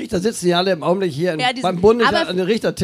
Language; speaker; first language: German; native; German